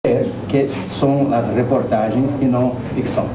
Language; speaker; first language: Spanish; non-native, fluent; Portuguese